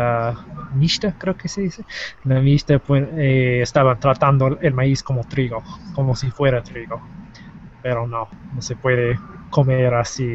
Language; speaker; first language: Spanish; non-native, learner; English